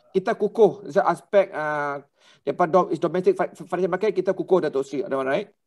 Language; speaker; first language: Malay; non-native, local second language; Thai